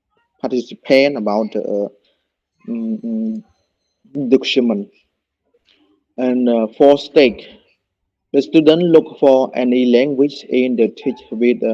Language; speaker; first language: English; non-native, learner; Khmer